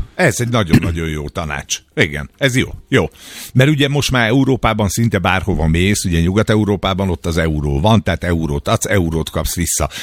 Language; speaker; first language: Hungarian; native; Hungarian